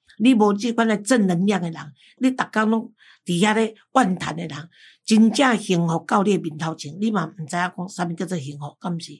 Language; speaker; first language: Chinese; native; Chinese